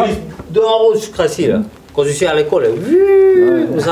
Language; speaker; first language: French; early bilingual, other home language; Vietnamese